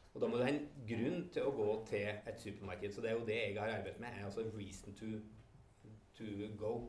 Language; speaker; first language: Norwegian; native; Norwegian